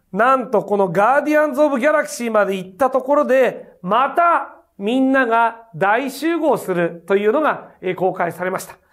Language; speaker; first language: Japanese; native; Japanese